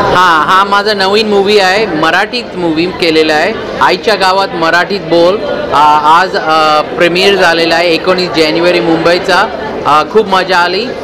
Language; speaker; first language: Marathi; early bilingual, heritage; English